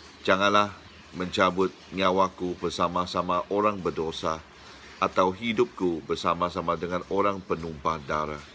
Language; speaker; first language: Malay; non-native, local second language; Chinese